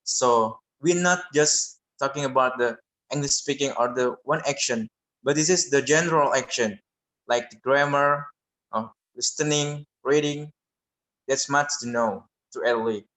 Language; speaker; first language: English; non-native, learner; Indonesian